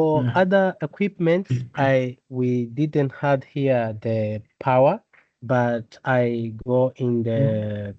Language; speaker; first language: English; non-native, learner; Portuguese